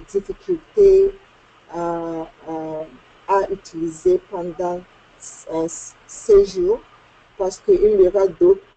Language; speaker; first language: French; non-native, fluent; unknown